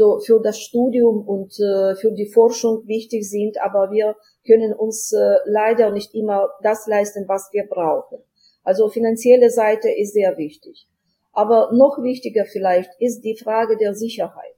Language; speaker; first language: German; non-native, fluent; Ukrainian